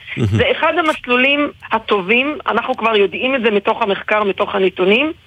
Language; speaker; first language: Hebrew; non-native, local second language; Arabic